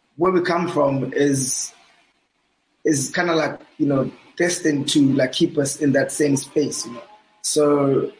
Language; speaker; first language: English; non-native, local second language; Southern Sotho